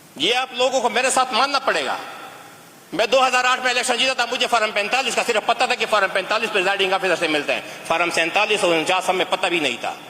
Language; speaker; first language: Urdu; non-native, local second language; Pashto